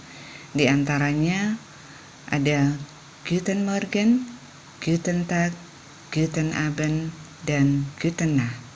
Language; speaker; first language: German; non-native, fluent; Indonesian